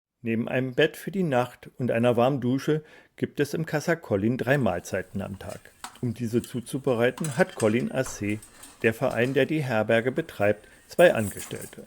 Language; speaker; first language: German; native; German